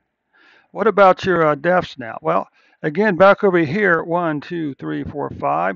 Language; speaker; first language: English; native; English